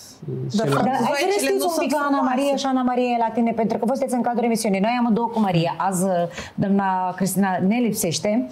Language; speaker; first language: Romanian; native; Romanian